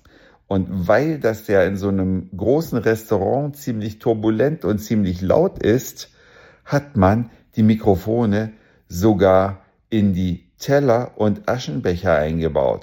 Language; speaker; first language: German; native; German